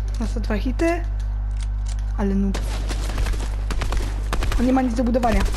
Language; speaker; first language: Polish; early bilingual, heritage; German